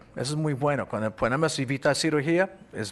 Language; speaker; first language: Spanish; non-native, fluent; English